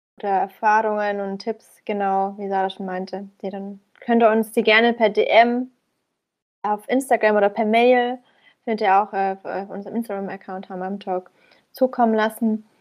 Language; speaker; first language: German; early bilingual, other home language; Persian